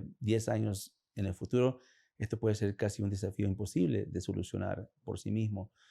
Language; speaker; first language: Spanish; early bilingual, heritage; Spanish